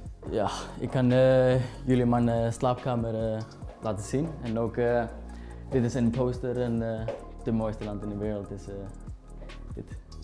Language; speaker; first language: Dutch; non-native, learner; Icelandic